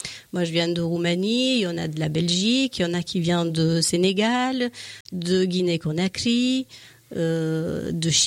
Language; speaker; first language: French; native; French